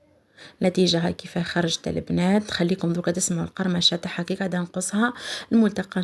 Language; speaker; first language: Arabic; native; Arabic